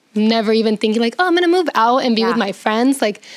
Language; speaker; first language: English; early bilingual, other home language; Spanish